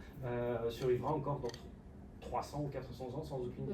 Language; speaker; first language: French; native; French